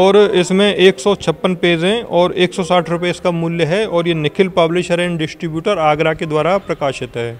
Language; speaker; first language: Hindi; native; Hindi